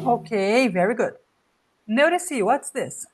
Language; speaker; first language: English; non-native, fluent; Portuguese